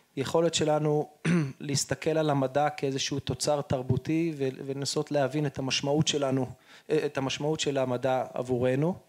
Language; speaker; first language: Hebrew; early bilingual, heritage; Hebrew